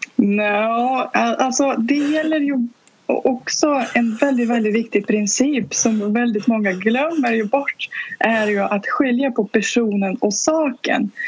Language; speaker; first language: Swedish; non-native, fluent; Russian